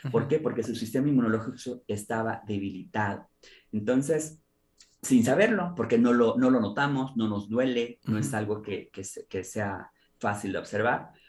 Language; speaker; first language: Spanish; native; Spanish